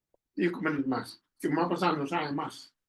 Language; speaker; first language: Portuguese; non-native, learner; Papiamento